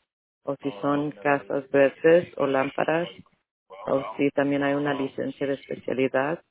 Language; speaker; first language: Spanish; early bilingual, heritage; Spanish